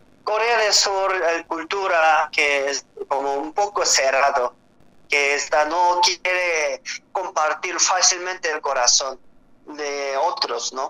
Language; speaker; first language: Spanish; non-native, learner; Korean